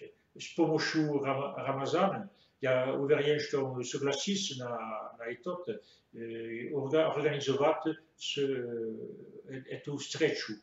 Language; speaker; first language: Russian; non-native, fluent; French